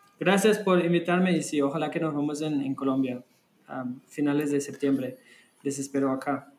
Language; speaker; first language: Spanish; non-native, fluent; German